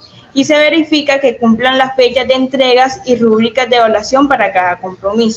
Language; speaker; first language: Spanish; native; Spanish